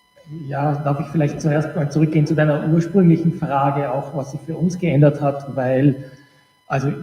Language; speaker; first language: German; native; German